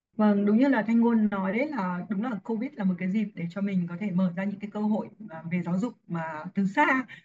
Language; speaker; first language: Vietnamese; native; Vietnamese